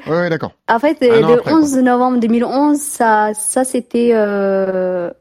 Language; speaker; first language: French; non-native, learner; Tigrinya